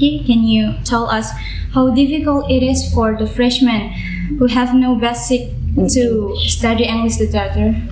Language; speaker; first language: English; non-native, learner; Indonesian